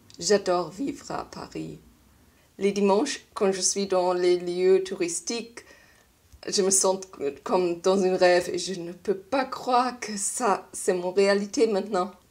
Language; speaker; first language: French; non-native, learner; German